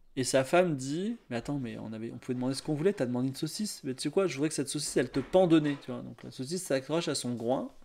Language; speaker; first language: French; native; French